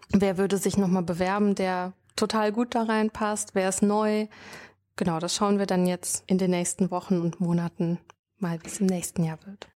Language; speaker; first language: German; native; German